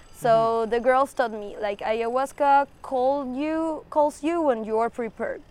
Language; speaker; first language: English; non-native, fluent; Spanish